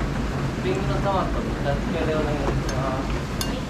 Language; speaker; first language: Japanese; native; Japanese